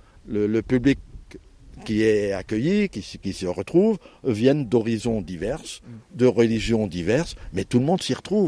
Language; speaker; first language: French; native; French